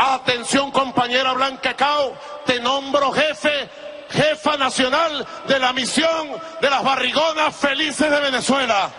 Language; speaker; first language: Spanish; native; Spanish